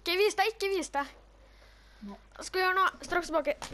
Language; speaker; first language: Norwegian; native; Norwegian